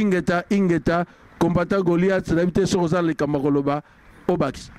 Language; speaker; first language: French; non-native, local second language; Lingala